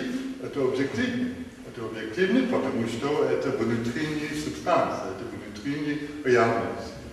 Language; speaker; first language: Russian; non-native, learner; English